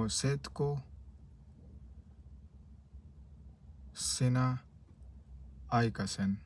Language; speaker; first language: Finnish; non-native, learner; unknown